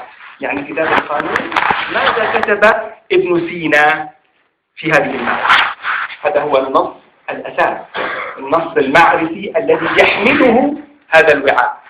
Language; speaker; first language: Arabic; native; Arabic